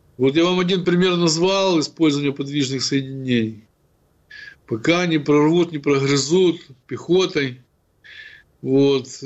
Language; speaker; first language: Russian; non-native, local second language; Ukrainian